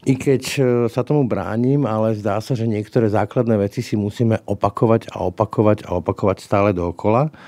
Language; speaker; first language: Slovak; native; Slovak